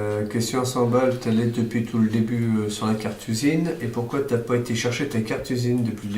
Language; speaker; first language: French; native; French